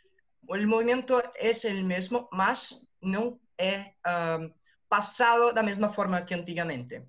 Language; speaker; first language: Spanish; non-native, learner; Portuguese